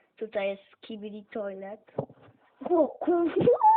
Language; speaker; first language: Polish; native; Polish